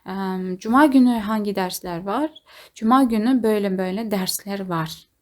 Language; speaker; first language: Turkish; non-native, learner; Kazakh